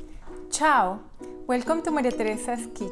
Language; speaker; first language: English; non-native, fluent; Italian